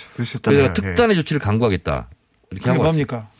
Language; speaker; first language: Korean; native; Korean